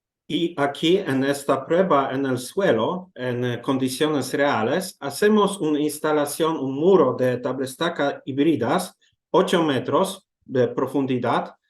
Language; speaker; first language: Spanish; non-native, learner; Polish